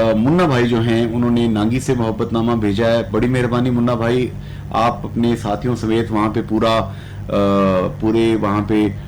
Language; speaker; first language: Urdu; non-native, local second language; Punjabi